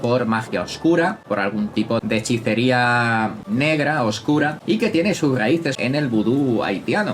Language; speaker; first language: Spanish; native; Spanish